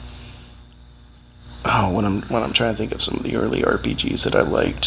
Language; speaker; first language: English; native; English